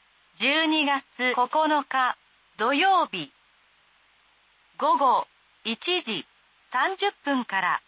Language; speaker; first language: Japanese; native; Japanese